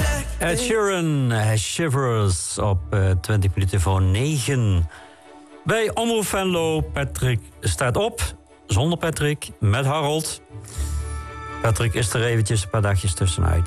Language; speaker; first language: Dutch; native; Dutch